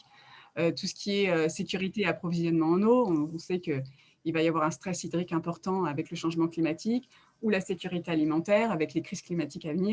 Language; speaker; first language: French; native; French